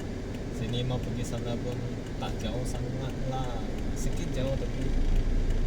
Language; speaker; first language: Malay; non-native, local second language; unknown